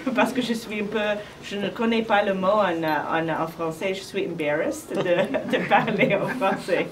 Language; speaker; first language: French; non-native, learner; English